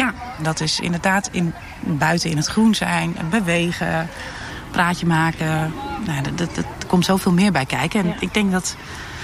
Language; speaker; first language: Dutch; native; Dutch